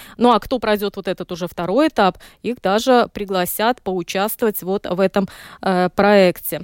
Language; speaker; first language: Russian; native; Russian